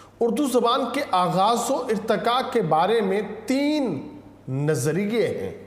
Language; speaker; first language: Urdu; native; Urdu